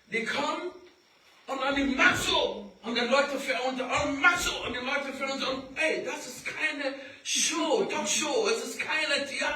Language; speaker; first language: German; non-native, learner; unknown